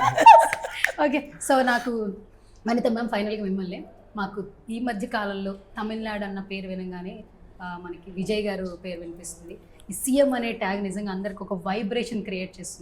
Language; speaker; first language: Telugu; native; Telugu